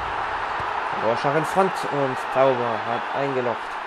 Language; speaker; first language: German; native; German